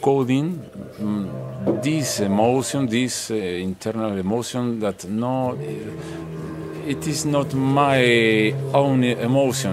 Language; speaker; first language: English; non-native, learner; Spanish